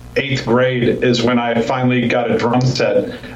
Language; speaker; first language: English; native; English